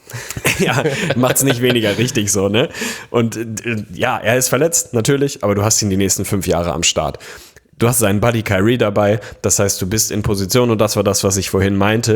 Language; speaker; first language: German; native; German